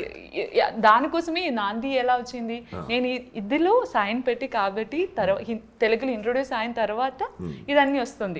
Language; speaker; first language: Telugu; non-native, learner; Malayalam